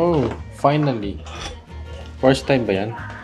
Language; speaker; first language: Filipino; non-native, learner; Korean